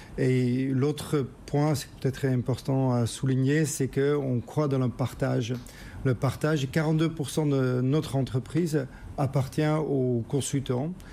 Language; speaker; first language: French; non-native, fluent; Dutch